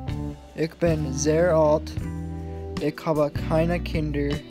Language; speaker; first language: German; non-native, learner; English